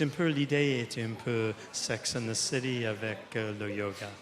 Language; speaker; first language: French; non-native, fluent; English